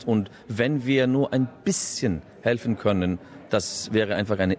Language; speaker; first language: German; non-native, fluent; Icelandic